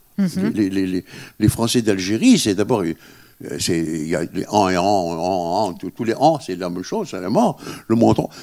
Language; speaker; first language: French; non-native, local second language; Arabic